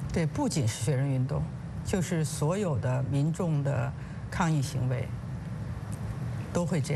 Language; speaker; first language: Chinese; native; Chinese